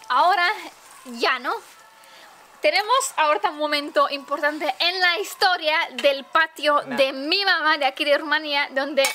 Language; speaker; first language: Spanish; non-native, fluent; Romanian